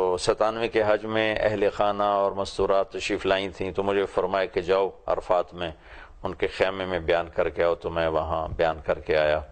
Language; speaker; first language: Urdu; non-native, local second language; Punjabi